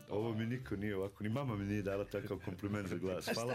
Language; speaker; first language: Serbian; native; Serbian